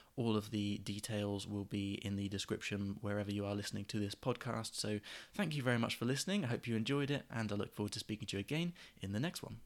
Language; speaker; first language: English; native; English